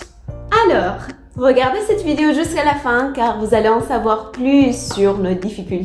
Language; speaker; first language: French; non-native, learner; Persian